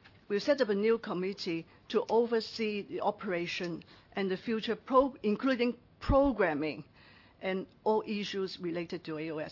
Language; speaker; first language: English; non-native, local second language; Cantonese